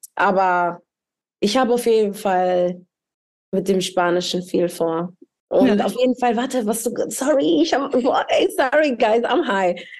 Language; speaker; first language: German; early bilingual, other home language; Spanish